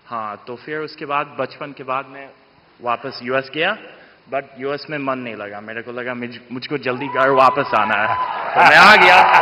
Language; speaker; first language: Hindi; non-native, fluent; English